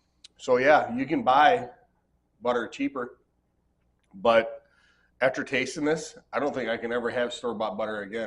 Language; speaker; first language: English; native; English